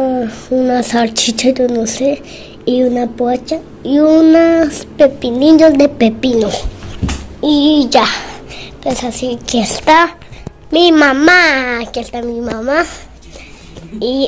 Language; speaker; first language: Spanish; early bilingual, heritage; Spanish